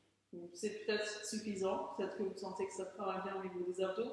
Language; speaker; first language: French; native; French